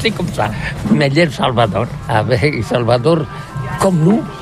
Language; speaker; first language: French; non-native, learner; Catalan